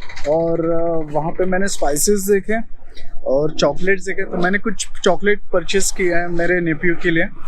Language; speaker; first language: Hindi; native; Hindi